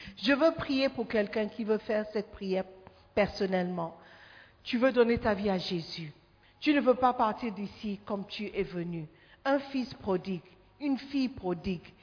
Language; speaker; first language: French; non-native, fluent; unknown